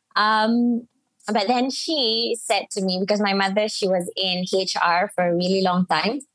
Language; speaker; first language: English; non-native, local second language; Malay